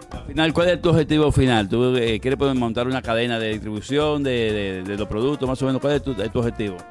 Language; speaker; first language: Spanish; native; Spanish